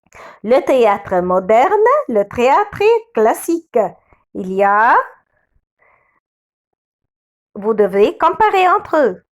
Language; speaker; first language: French; non-native, fluent; Arabic